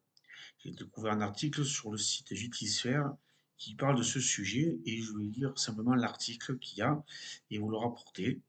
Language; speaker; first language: French; native; French